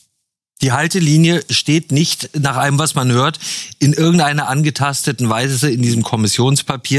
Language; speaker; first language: German; native; German